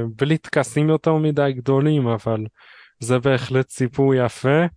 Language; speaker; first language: Hebrew; native; Hebrew